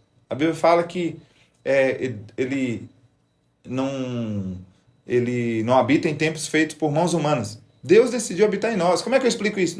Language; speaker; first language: Portuguese; native; Portuguese